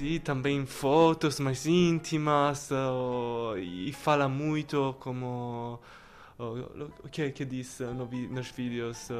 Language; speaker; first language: Portuguese; non-native, learner; Italian